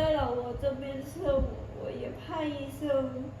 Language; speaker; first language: Chinese; non-native, learner; Lao